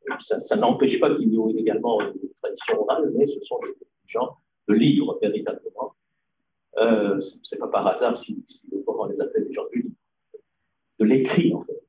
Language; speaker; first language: French; non-native, local second language; Arabic